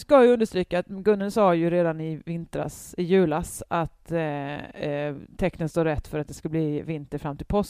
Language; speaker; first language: Swedish; native; Swedish